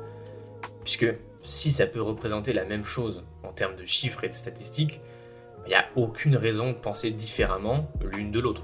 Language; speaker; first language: French; native; French